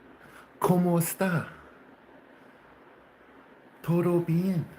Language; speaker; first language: Spanish; non-native, learner; English